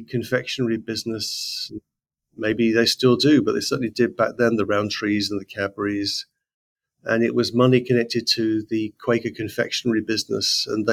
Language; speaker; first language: English; native; English